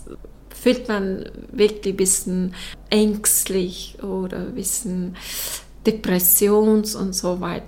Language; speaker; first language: German; non-native, learner; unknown